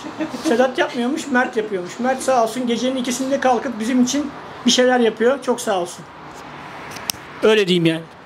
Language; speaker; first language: Turkish; native; Turkish